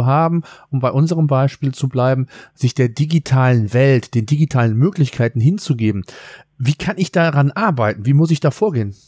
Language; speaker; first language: German; native; German